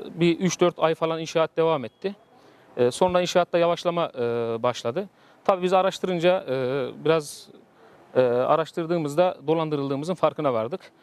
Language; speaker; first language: Turkish; native; Turkish